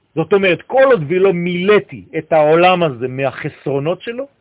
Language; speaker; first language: Hebrew; non-native, fluent; French